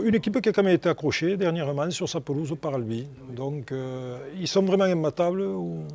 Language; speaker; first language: French; native; French